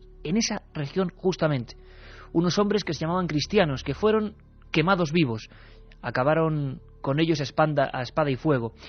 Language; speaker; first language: Spanish; native; Spanish